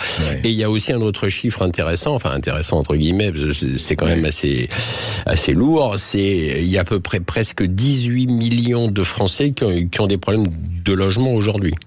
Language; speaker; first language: French; native; French